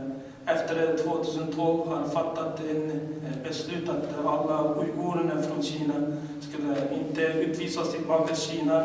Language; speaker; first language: Swedish; non-native, learner; Uyghur